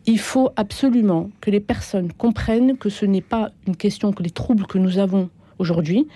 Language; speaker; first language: French; native; French